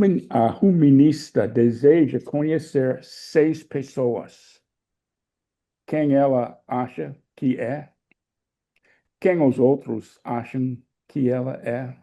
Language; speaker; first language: Portuguese; non-native, fluent; English